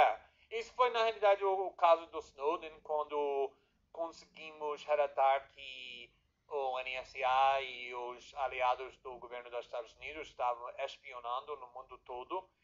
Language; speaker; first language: Portuguese; non-native, fluent; English